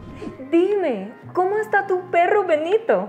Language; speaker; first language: Spanish; non-native, learner; English